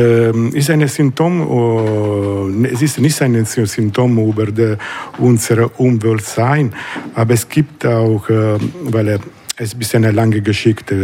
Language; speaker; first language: German; non-native, learner; Italian